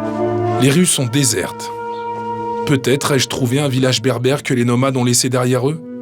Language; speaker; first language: French; native; French